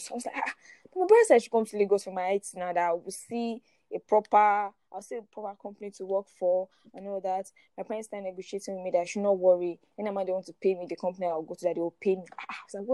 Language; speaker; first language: English; non-native, local second language; Yoruba